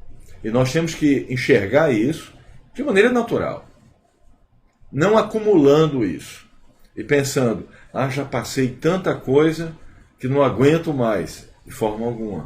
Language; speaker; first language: Portuguese; native; Portuguese